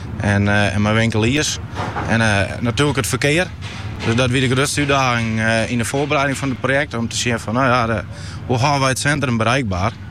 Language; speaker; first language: Dutch; non-native, local second language; Western Frisian